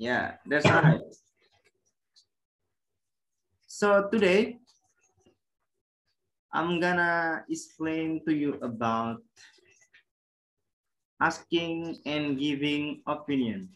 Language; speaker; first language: English; non-native, learner; Indonesian